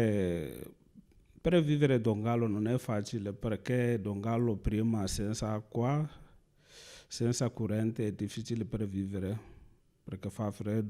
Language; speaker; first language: Italian; non-native, learner; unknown